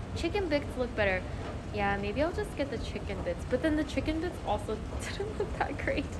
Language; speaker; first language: English; early bilingual, other home language; Korean